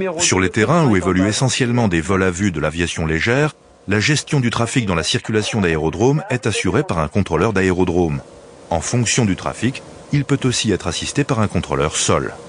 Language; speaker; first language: French; native; French